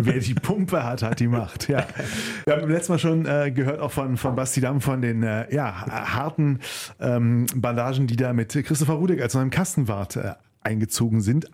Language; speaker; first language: German; native; German